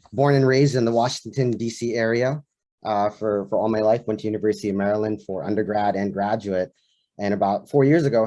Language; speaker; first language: English; native; English